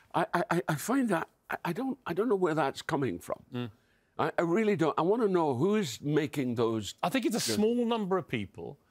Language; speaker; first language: English; native; English